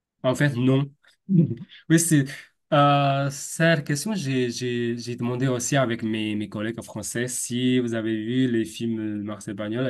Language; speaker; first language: French; non-native, fluent; Chinese